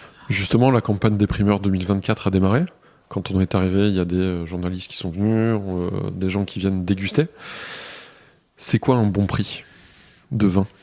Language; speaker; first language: French; native; French